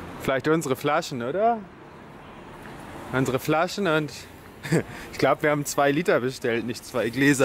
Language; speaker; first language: German; native; German